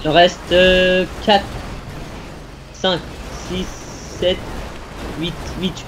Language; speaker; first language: French; native; French